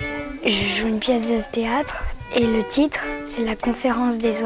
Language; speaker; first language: French; early bilingual, other home language; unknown